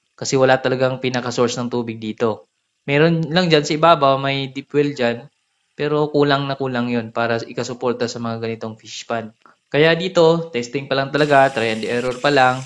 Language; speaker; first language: Filipino; non-native, local second language; Cebuano